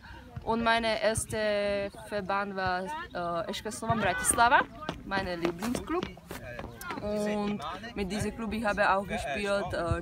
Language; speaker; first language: German; non-native, learner; Slovak